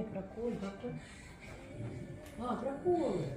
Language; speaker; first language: Russian; native; Russian